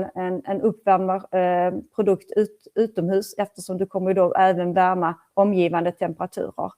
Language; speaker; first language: Swedish; native; Swedish